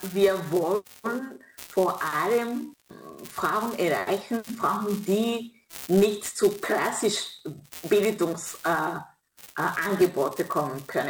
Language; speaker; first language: German; non-native, fluent; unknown